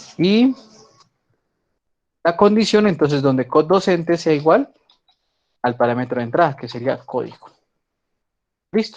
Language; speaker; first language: Spanish; native; Spanish